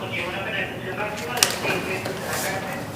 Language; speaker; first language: Spanish; non-native, fluent; English